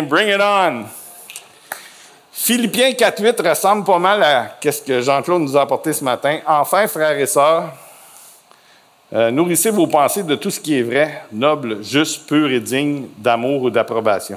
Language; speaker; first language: French; native; French